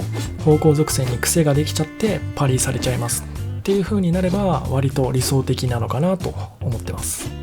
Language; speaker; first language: Japanese; native; Japanese